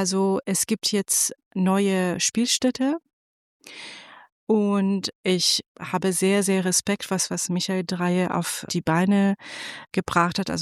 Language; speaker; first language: German; non-native, fluent; Persian